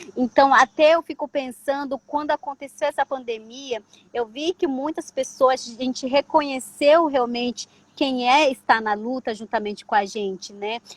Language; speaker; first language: Portuguese; non-native, local second language; Ticuna